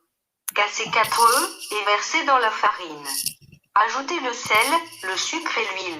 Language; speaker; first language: French; native; French